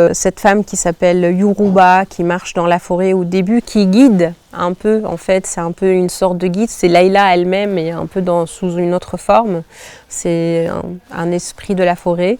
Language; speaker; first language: French; non-native, local second language; Arabic